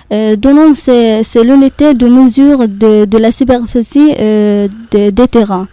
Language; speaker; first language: French; non-native, learner; Arabic